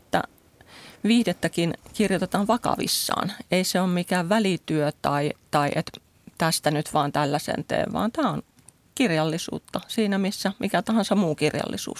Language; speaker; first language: Finnish; native; Finnish